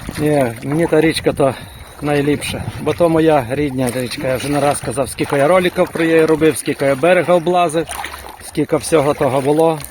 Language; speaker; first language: Ukrainian; native; Ukrainian